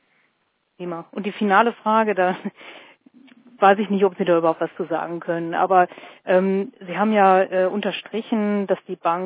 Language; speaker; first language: German; native; German